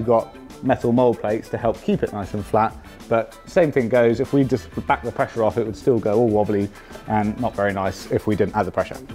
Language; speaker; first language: English; native; English